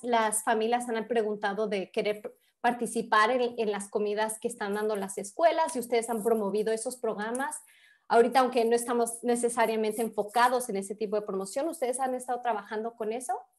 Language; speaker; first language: Spanish; early bilingual, heritage; Spanish